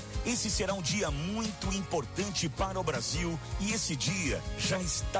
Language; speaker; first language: Portuguese; native; Portuguese